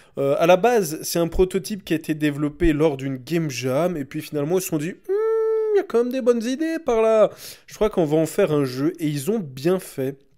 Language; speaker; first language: French; native; French